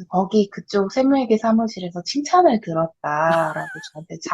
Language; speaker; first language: Korean; native; Korean